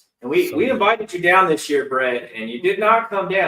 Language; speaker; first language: English; native; English